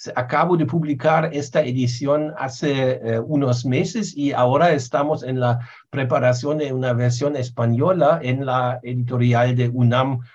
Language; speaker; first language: Spanish; non-native, fluent; German